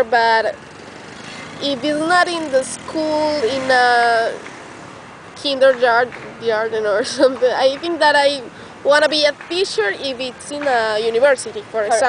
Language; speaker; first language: English; non-native, learner; Spanish